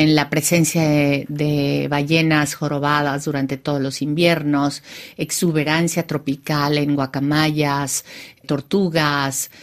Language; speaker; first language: Spanish; native; Spanish